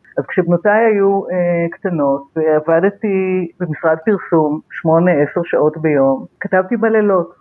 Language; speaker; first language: Hebrew; native; Hebrew